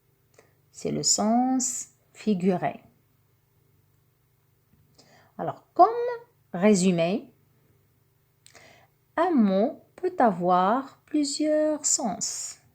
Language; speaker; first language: French; non-native, local second language; Arabic